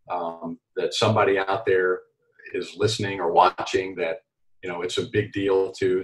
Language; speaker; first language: English; native; English